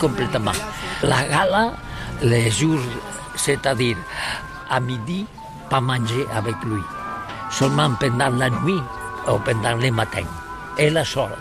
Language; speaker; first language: French; non-native, learner; Catalan